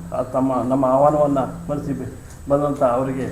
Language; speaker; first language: Kannada; native; Kannada